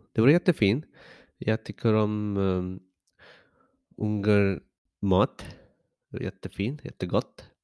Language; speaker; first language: Swedish; non-native, learner; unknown